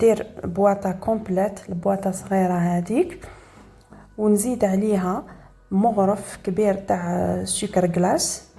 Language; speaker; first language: Arabic; native; Arabic